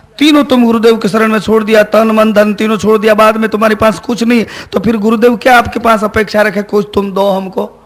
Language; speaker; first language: Hindi; non-native, local second language; Gujarati